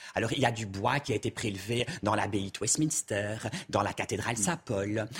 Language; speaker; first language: French; native; French